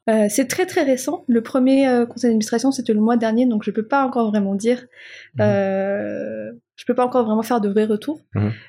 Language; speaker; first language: French; non-native, local second language; Malagasy